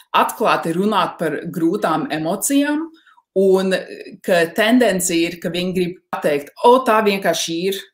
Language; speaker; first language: Latvian; early bilingual, heritage; Latvian